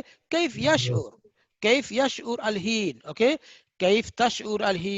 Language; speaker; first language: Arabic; non-native, fluent; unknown